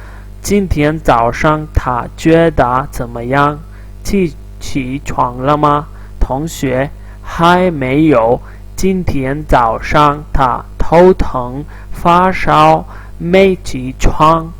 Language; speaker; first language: Chinese; non-native, fluent; Urdu